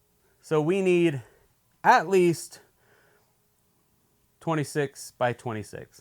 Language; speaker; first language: English; native; English